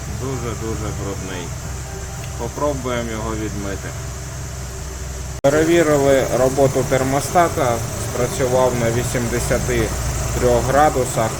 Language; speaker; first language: Ukrainian; native; Ukrainian